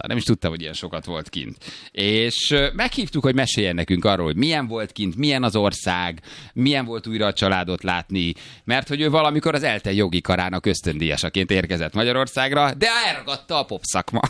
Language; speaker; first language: Hungarian; native; Hungarian